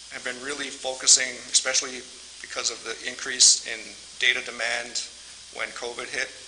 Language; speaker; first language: English; native; English